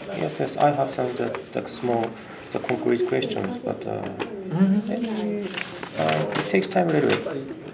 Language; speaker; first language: English; non-native, learner; Japanese